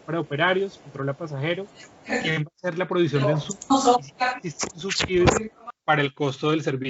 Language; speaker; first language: Spanish; native; Spanish